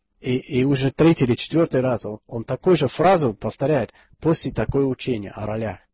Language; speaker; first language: Russian; non-native, fluent; English